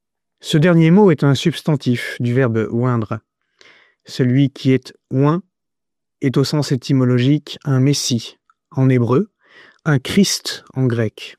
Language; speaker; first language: French; native; French